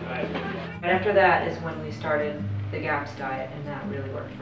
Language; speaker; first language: English; native; English